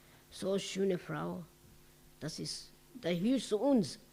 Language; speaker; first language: German; non-native, learner; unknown